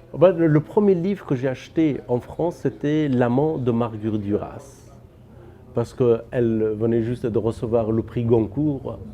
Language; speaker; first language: French; non-native, fluent; Persian